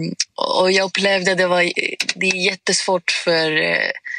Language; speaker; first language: Swedish; non-native, fluent; Greek